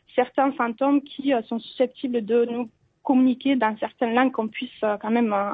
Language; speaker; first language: French; non-native, fluent; Romanian